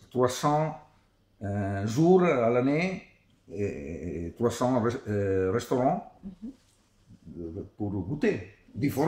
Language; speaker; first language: French; non-native, learner; Italian